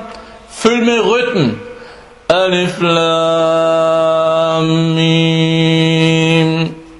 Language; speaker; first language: Danish; non-native, fluent; Arabic